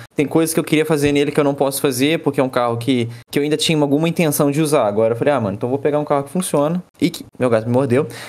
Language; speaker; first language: Portuguese; native; Portuguese